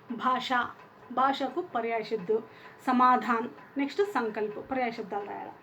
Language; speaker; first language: Hindi; non-native, local second language; Telugu